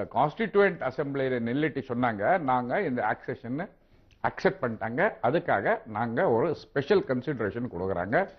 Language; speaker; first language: Tamil; non-native, local second language; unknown